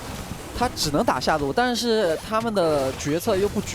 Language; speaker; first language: Chinese; native; Chinese